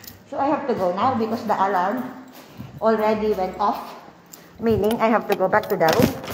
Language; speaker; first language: English; non-native, local second language; Filipino